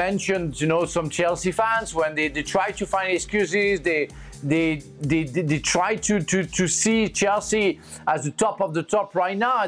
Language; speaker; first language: English; non-native, fluent; French